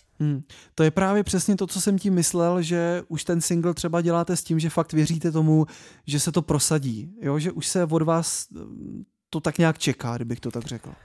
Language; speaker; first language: Czech; native; Czech